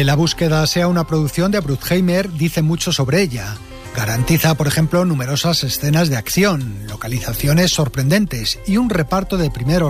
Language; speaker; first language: Spanish; native; Spanish